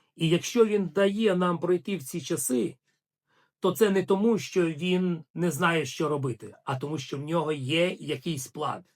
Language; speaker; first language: Ukrainian; non-native, local second language; Russian